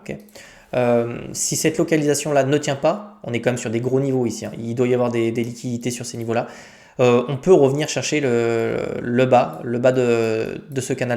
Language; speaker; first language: French; native; French